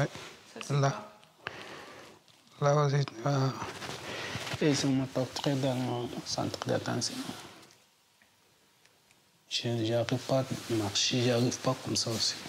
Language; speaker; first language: French; non-native, learner; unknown